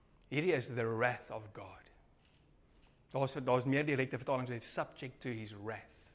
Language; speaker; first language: English; non-native, local second language; Afrikaans